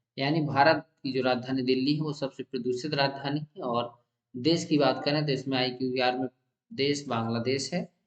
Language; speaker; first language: Hindi; native; Hindi